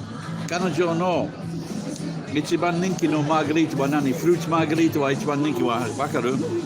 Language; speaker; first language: Japanese; non-native, learner; English